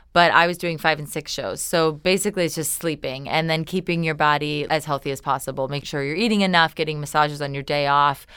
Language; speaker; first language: English; native; English